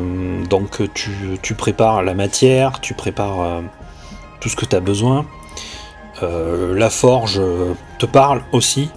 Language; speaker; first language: French; native; French